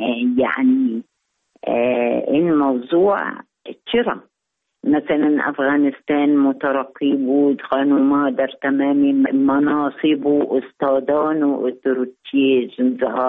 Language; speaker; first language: Persian; non-native, learner; Arabic